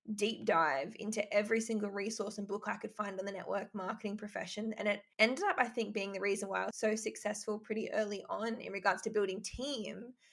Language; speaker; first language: English; native; English